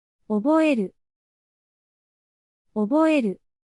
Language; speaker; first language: Japanese; native; Japanese